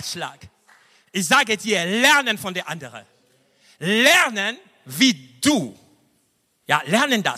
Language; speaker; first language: German; non-native, fluent; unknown